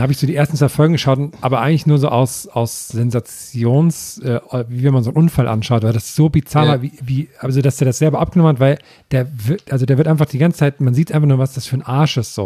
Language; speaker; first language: German; native; German